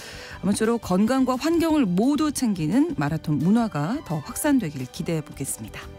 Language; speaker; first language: Korean; native; Korean